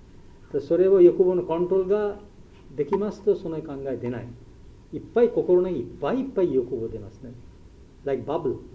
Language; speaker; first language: Japanese; non-native, learner; Bangla